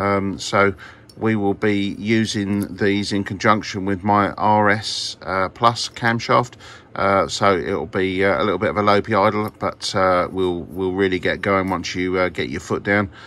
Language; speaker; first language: English; native; English